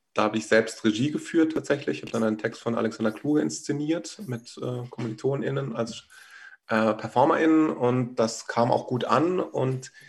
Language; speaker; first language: German; native; German